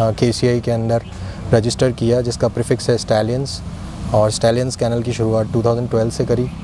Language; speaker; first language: Hindi; native; Hindi